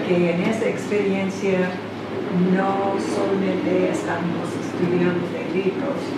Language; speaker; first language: Spanish; non-native, fluent; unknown